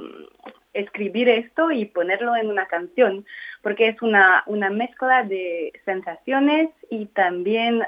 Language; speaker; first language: Spanish; non-native, fluent; French